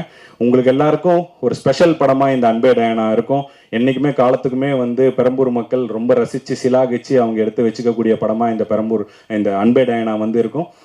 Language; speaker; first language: Tamil; native; Tamil